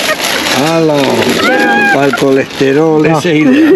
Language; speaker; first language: Spanish; native; Spanish